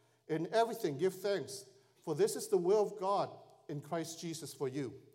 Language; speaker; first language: English; early bilingual, other home language; Vietnamese